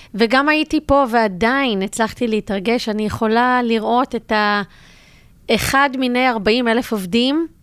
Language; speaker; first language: Hebrew; native; Hebrew